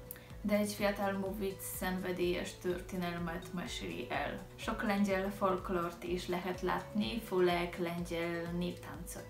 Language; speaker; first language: Hungarian; non-native, learner; Polish